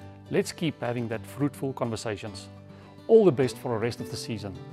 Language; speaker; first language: English; non-native, local second language; Afrikaans